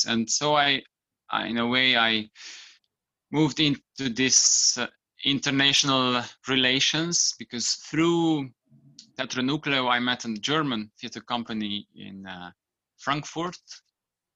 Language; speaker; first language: English; non-native, fluent; Hungarian